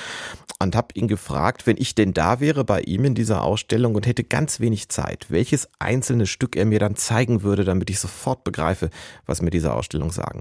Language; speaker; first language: German; native; German